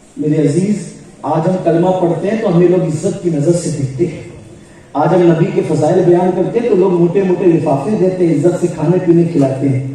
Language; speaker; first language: Urdu; native; Urdu